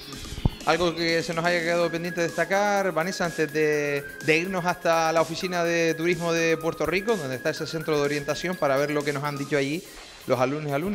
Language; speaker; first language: Spanish; native; Spanish